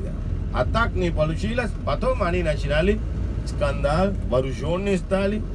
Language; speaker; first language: Russian; non-native, learner; Sinhala